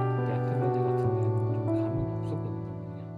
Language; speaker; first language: Korean; native; Korean